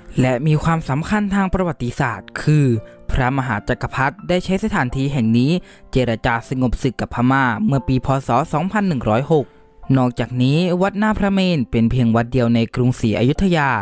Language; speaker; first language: Thai; native; Thai